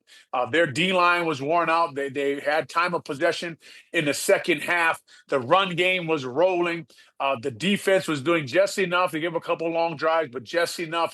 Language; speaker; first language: English; native; English